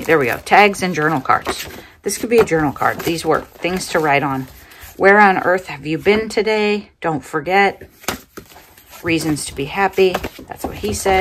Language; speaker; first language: English; native; English